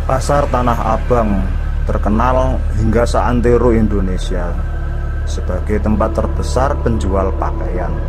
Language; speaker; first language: Indonesian; native; Indonesian